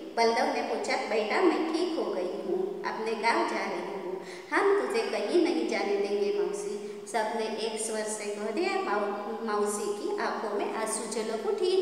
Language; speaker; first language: Hindi; non-native, local second language; Kannada